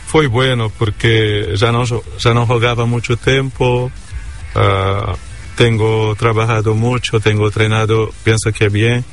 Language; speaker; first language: Spanish; non-native, learner; Portuguese